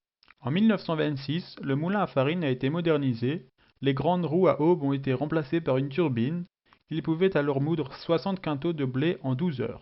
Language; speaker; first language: French; native; French